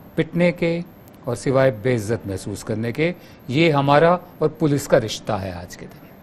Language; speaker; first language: Hindi; native; Hindi